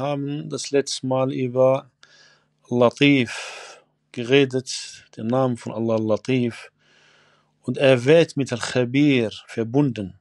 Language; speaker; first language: German; non-native, fluent; Arabic